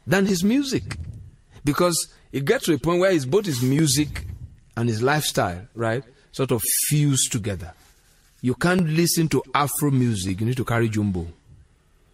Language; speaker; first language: English; non-native, local second language; Yoruba